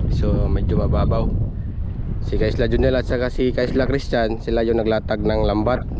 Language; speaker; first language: Filipino; non-native, local second language; Cebuano